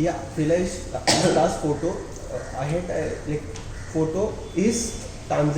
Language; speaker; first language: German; non-native, learner; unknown